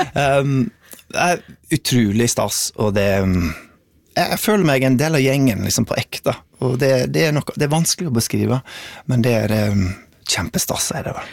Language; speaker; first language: Norwegian; non-native, fluent; English